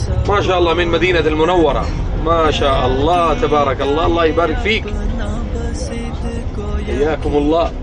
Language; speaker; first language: Arabic; non-native, learner; Urdu